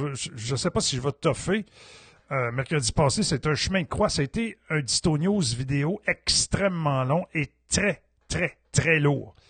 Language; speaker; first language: French; native; French